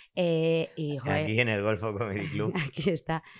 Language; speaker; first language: Spanish; native; Spanish